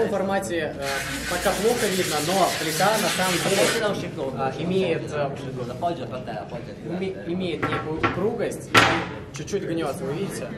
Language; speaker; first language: Russian; native; Russian